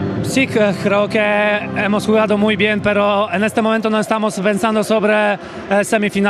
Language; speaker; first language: Spanish; non-native, fluent; Polish